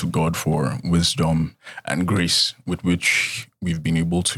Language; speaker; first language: English; non-native, local second language; Yoruba